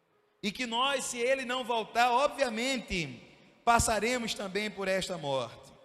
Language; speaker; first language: Portuguese; native; Portuguese